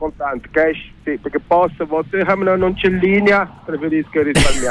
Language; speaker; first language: Italian; native; Italian